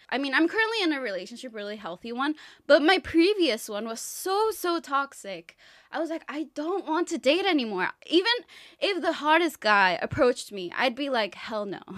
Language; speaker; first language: English; non-native, fluent; Spanish